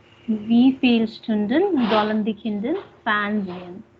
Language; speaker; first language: German; non-native, fluent; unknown